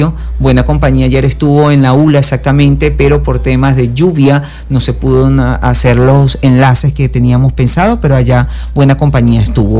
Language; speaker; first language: Spanish; native; Spanish